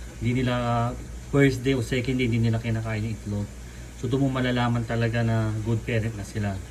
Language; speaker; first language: Filipino; native; Filipino